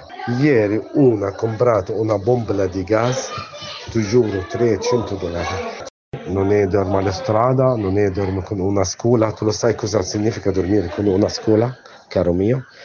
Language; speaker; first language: Italian; non-native, learner; Arabic